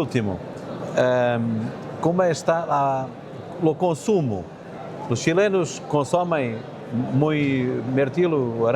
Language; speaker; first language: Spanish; non-native, learner; Portuguese